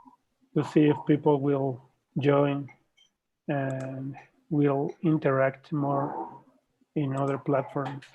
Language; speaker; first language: English; non-native, fluent; Spanish